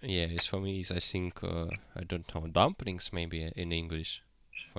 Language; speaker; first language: English; non-native, learner; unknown